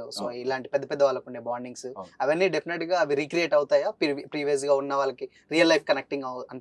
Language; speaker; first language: Telugu; native; Telugu